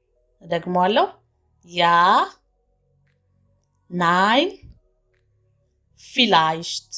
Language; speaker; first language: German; non-native, fluent; Amharic